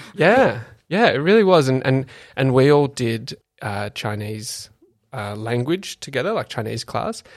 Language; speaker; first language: English; native; English